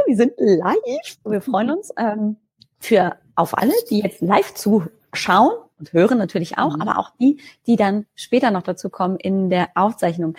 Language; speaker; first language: German; native; German